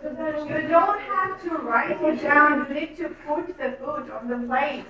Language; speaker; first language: English; non-native, fluent; Armenian